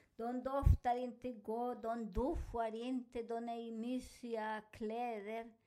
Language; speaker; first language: Swedish; non-native, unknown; Spanish